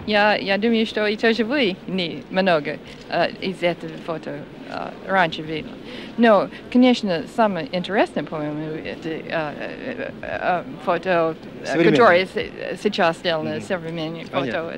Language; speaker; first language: Russian; non-native, fluent; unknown